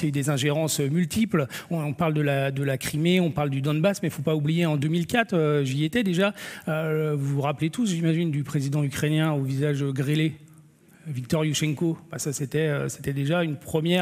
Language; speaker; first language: French; native; French